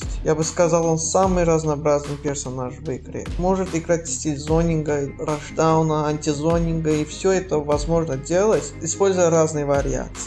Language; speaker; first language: Russian; native; Russian